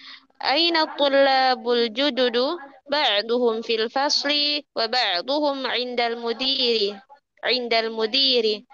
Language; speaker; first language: Arabic; non-native, learner; Indonesian